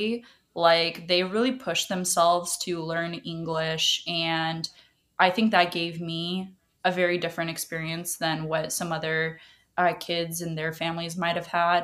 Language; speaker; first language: English; early bilingual, other home language; Russian